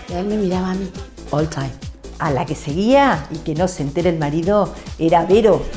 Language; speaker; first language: Spanish; native; Spanish